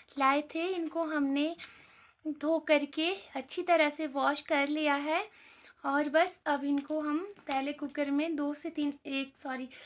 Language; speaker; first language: Hindi; native; Hindi